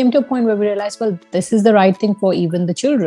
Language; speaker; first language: English; non-native, local second language; Hindi